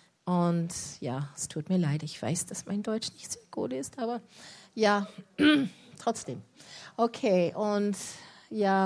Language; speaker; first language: German; non-native, learner; English